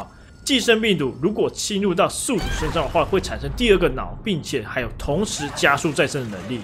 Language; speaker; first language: Chinese; native; Chinese